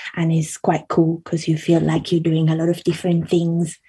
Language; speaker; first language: English; early bilingual, other home language; Italian